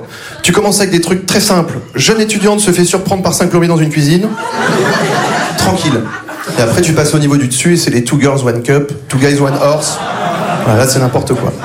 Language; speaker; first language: French; native; French